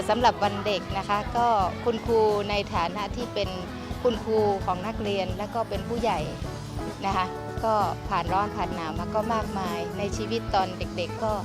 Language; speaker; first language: Thai; native; Thai